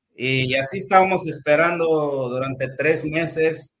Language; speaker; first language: Spanish; native; Spanish